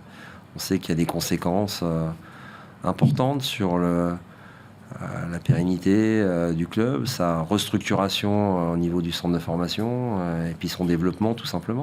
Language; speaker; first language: French; native; French